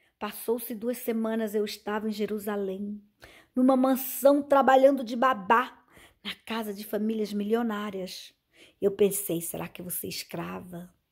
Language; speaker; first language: Portuguese; native; Portuguese